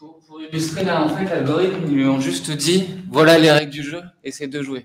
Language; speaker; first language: French; native; French